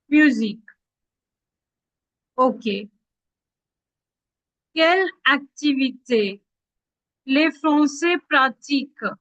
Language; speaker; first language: French; non-native, fluent; Hindi